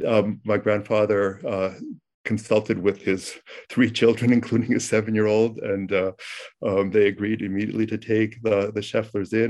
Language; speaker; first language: English; early bilingual, other home language; Ukrainian